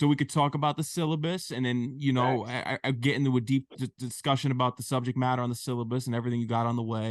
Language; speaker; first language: English; native; English